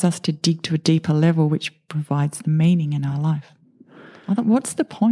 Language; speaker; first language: English; native; English